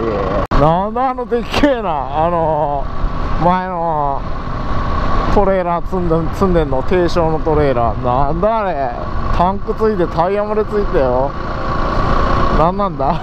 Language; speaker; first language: Japanese; native; Japanese